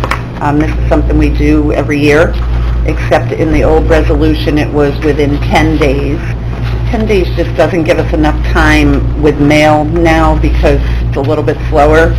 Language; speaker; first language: English; native; English